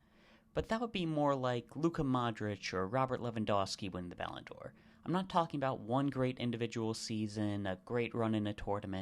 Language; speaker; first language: English; native; English